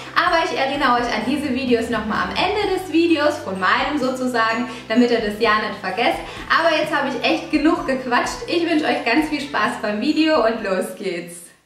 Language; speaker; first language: German; early bilingual, other home language; Italian